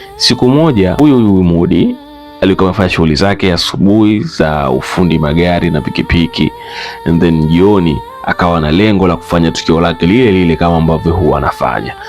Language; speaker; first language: Swahili; native; Swahili